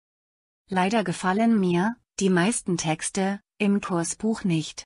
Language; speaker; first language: German; non-native, learner; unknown